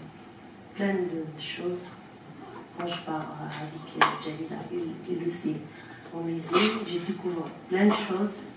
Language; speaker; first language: French; non-native, learner; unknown